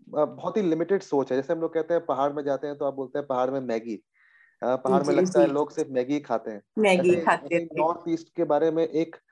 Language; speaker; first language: Hindi; native; Hindi